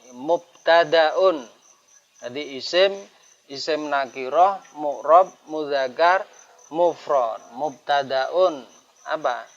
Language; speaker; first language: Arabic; non-native, fluent; Javanese